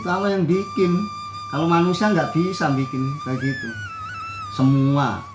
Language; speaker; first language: Indonesian; non-native, local second language; Javanese